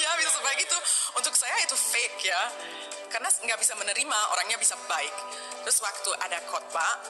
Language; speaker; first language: Indonesian; non-native, fluent; German